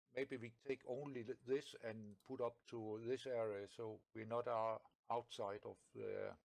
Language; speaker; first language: English; non-native, learner; Danish